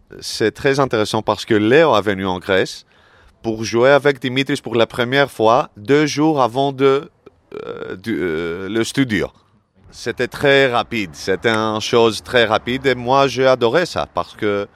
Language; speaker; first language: French; non-native, learner; Greek